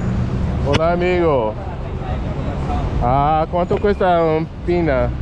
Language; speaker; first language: Spanish; non-native, learner; English